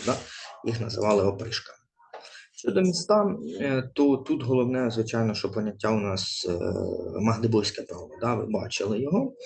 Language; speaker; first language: Ukrainian; native; Ukrainian